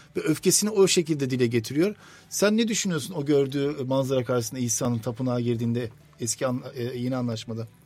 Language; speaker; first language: Turkish; native; Turkish